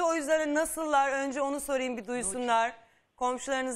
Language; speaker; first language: Turkish; native; Turkish